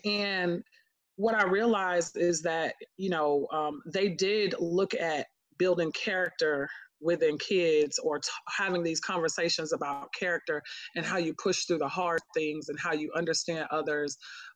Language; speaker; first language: English; native; English